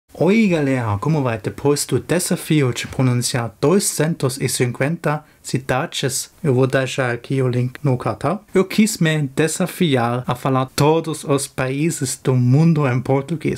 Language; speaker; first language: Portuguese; non-native, fluent; German